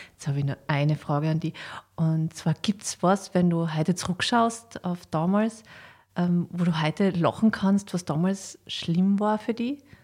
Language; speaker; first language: German; native; German